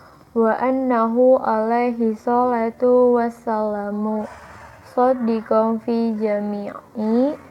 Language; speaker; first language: Arabic; non-native, learner; Indonesian